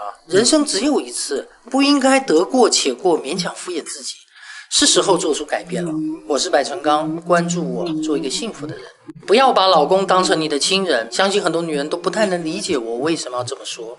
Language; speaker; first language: Chinese; native; Chinese